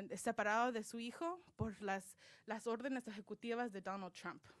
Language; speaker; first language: Spanish; early bilingual, other home language; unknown